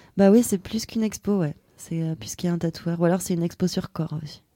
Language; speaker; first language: French; native; French